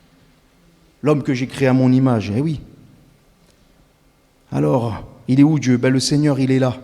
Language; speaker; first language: French; native; French